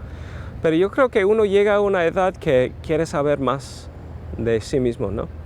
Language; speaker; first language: Spanish; non-native, fluent; English